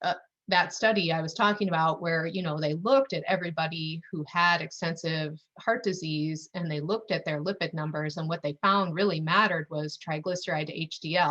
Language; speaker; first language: English; native; English